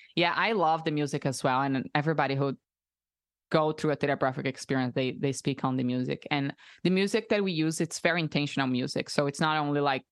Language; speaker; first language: English; non-native, fluent; Portuguese